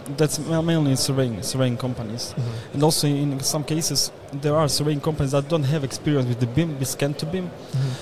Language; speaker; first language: English; non-native, fluent; Bosnian